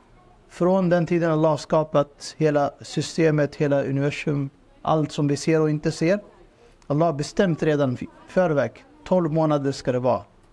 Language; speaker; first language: Swedish; non-native, fluent; Urdu